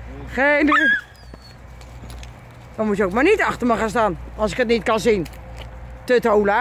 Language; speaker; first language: Dutch; native; Dutch